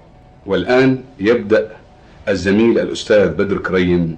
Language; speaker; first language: Arabic; native; Arabic